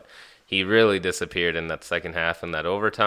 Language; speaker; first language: English; native; English